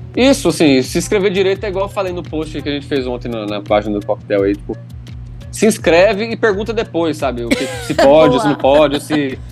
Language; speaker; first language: Portuguese; native; Portuguese